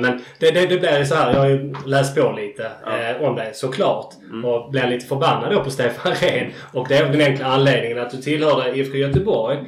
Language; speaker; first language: Swedish; native; Swedish